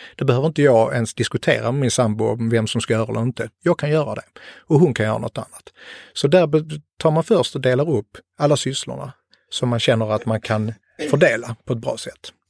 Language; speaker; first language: Swedish; native; Swedish